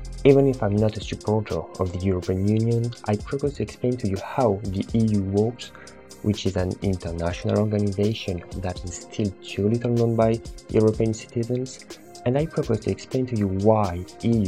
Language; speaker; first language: English; non-native, fluent; French